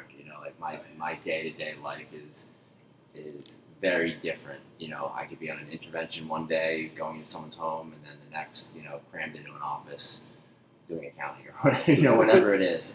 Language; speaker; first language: English; native; English